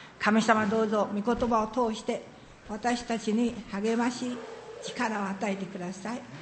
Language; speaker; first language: Japanese; non-native, fluent; Min Nan Chinese